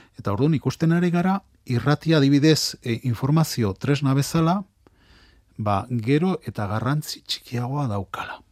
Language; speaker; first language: Basque; non-native, local second language; Spanish